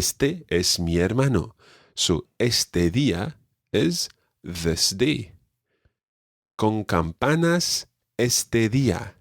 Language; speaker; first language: Spanish; non-native, fluent; English